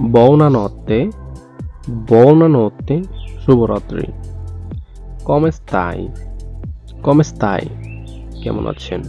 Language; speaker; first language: Italian; non-native, learner; Bangla